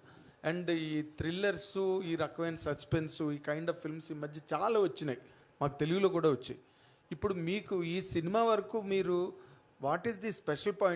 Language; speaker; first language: Telugu; native; Telugu